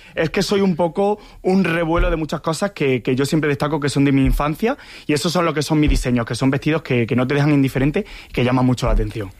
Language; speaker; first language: Spanish; native; Spanish